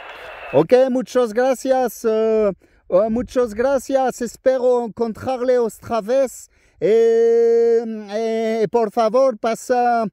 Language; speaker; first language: Spanish; non-native, learner; French